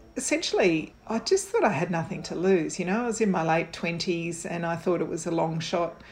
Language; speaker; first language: English; native; English